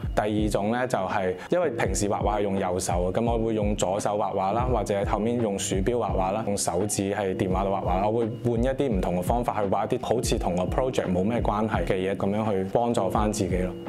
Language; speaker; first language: Cantonese; non-native, fluent; Chinese